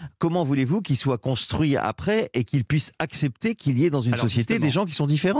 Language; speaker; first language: French; native; French